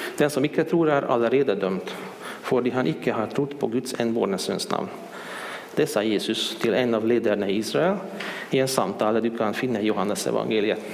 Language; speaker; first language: Swedish; non-native, fluent; Hungarian